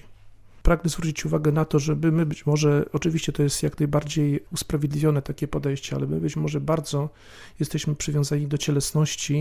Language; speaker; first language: Polish; native; Polish